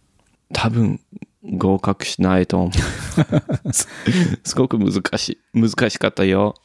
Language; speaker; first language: Japanese; non-native, learner; English